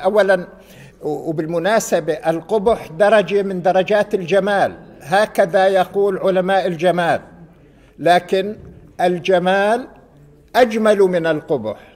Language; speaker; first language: Arabic; native; Arabic